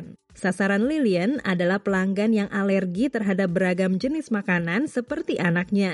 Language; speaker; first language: Indonesian; native; Indonesian